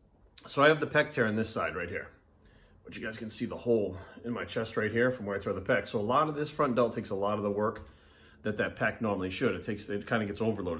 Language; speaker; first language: English; native; English